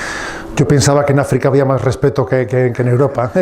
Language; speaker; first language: Spanish; native; Spanish